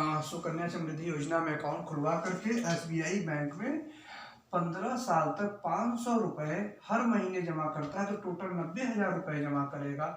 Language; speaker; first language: Hindi; native; Hindi